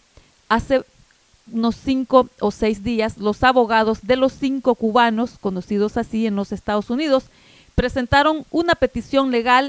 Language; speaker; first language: Spanish; native; Spanish